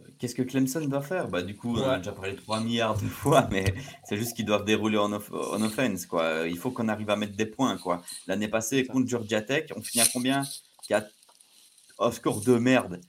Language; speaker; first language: French; native; French